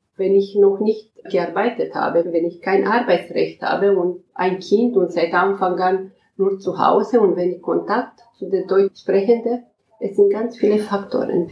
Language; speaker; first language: German; non-native, fluent; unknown